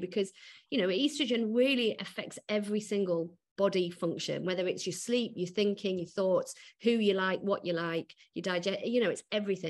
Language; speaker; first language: English; native; English